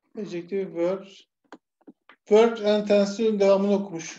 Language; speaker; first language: Turkish; native; Turkish